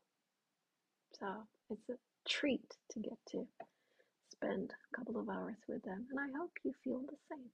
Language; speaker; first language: English; non-native, fluent; Swedish